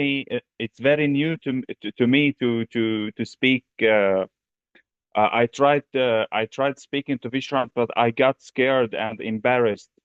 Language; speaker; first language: English; non-native, fluent; Arabic